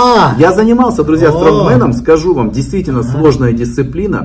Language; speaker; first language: Russian; native; Russian